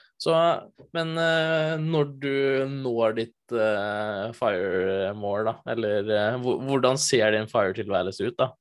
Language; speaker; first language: Norwegian; native; Norwegian